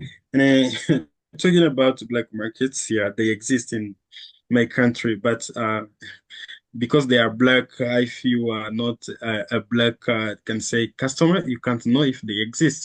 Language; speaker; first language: English; non-native, fluent; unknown